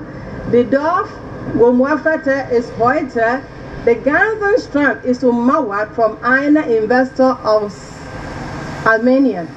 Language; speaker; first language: German; non-native, learner; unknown